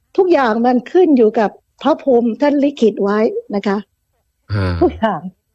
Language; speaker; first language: Thai; native; Thai